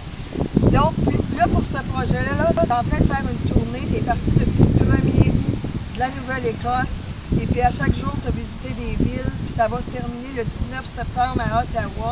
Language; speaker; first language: French; native; French